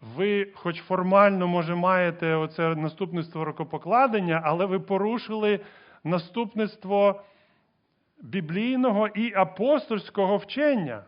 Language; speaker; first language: Ukrainian; non-native, local second language; Russian